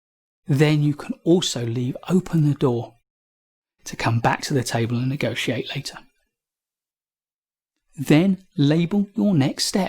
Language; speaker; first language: English; native; English